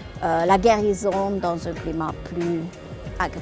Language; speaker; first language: French; non-native, fluent; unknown